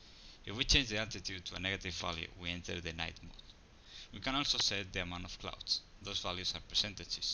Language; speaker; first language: English; non-native, fluent; Spanish